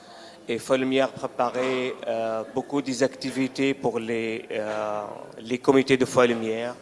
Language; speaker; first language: French; non-native, fluent; Arabic